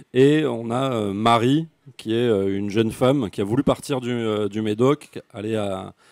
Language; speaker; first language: French; native; French